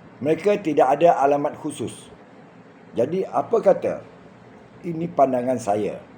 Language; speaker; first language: Malay; native; Malay